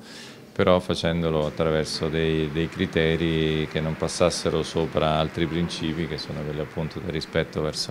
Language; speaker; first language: Italian; native; Italian